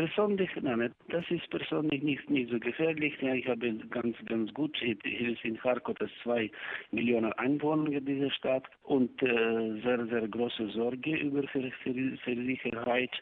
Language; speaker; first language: German; non-native, learner; Ukrainian